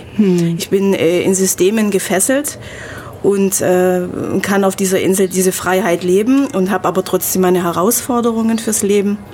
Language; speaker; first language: German; native; German